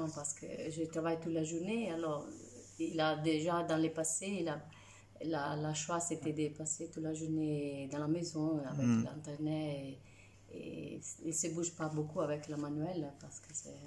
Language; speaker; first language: French; non-native, fluent; Italian